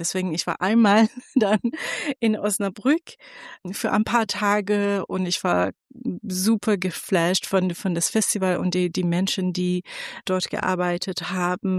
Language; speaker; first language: German; non-native, fluent; Persian